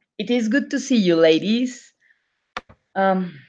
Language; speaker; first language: English; non-native, fluent; Spanish